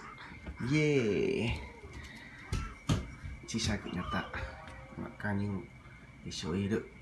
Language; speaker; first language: Japanese; non-native, learner; Vietnamese